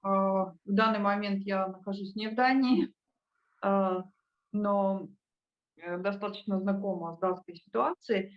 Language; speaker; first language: Russian; native; Russian